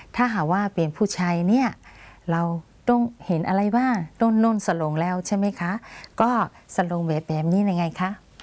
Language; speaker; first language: Thai; non-native, fluent; Burmese